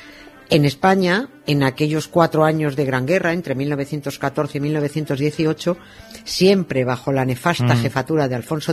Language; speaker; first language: Spanish; native; Spanish